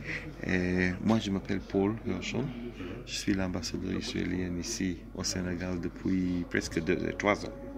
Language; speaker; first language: French; non-native, learner; Hebrew